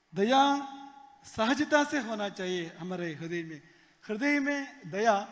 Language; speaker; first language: Hindi; non-native, local second language; Kannada